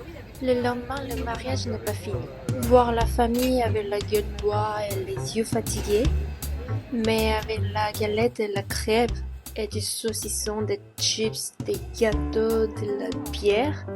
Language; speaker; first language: French; non-native, fluent; Korean